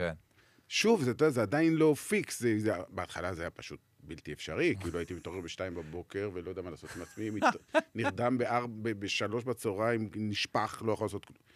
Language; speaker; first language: Hebrew; native; Hebrew